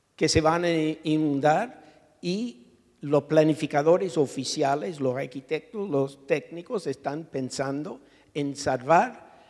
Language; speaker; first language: Spanish; non-native, fluent; English